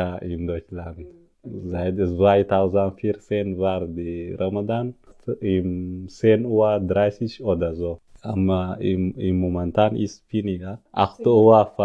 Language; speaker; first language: German; non-native, learner; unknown